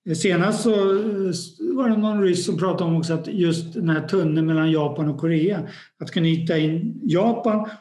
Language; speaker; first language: Swedish; native; Swedish